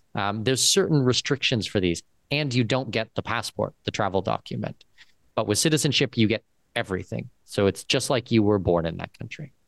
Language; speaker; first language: English; native; English